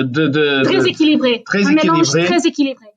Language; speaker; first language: French; non-native, fluent; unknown